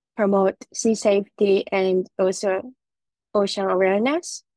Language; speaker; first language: English; non-native, fluent; Japanese